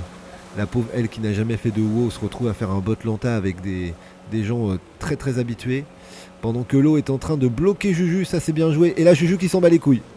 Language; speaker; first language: French; native; French